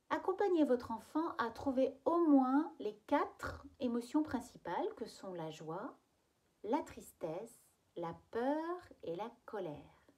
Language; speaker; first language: French; native; French